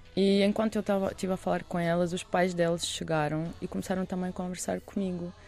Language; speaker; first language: Portuguese; non-native, fluent; Russian